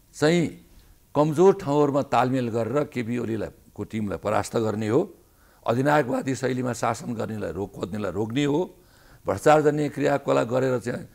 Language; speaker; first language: Nepali; native; Nepali